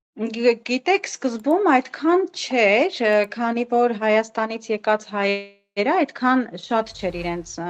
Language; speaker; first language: Armenian; native; Armenian